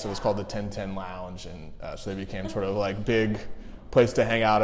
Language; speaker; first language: English; native; English